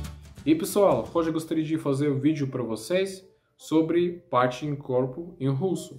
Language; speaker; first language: Portuguese; non-native, learner; Russian